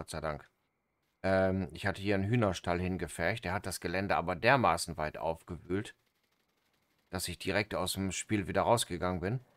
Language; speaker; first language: German; native; German